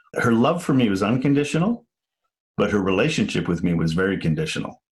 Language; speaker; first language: English; native; English